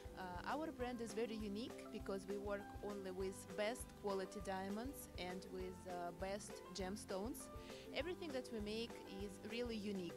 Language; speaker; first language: English; non-native, fluent; Russian